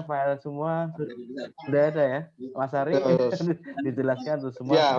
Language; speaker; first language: Indonesian; native; Indonesian